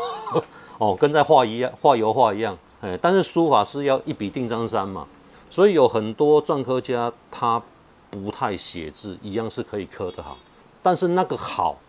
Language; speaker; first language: Chinese; non-native, local second language; Min Nan Chinese